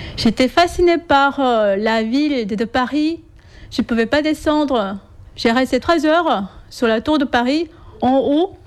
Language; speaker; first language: French; non-native, fluent; Korean